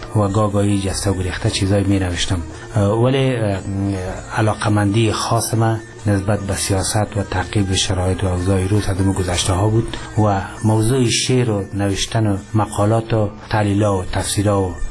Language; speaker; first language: Persian; native; Persian